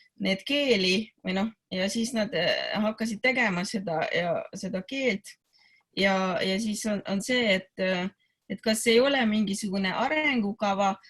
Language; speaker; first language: Estonian; non-native, fluent; Hungarian